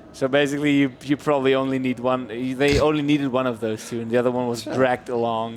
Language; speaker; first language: English; non-native, fluent; German